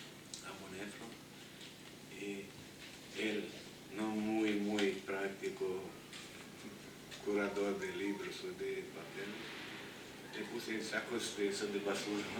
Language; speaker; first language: Spanish; non-native, fluent; Italian